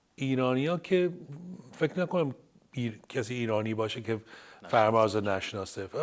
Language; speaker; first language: Persian; early bilingual, heritage; Persian